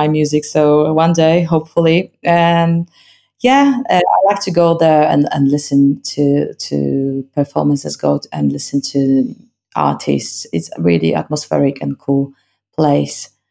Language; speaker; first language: English; non-native, fluent; Polish